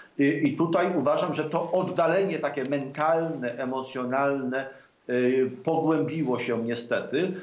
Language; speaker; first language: Polish; native; Polish